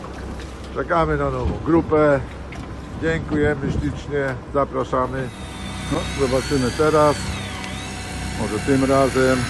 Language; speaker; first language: Polish; native; Polish